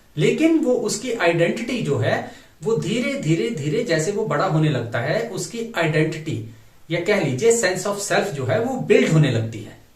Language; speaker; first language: Hindi; native; Hindi